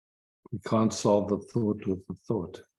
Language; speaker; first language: English; native; English